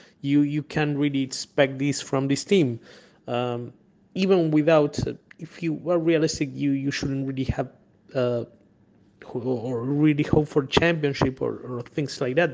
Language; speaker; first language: English; non-native, fluent; Spanish